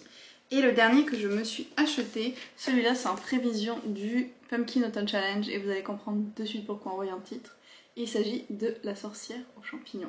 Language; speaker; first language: French; native; French